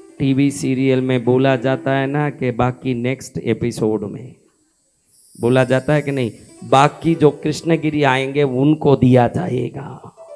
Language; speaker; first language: Hindi; native; Hindi